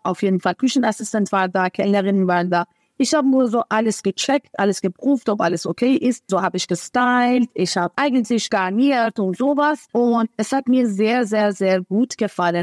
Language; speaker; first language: German; non-native, fluent; Persian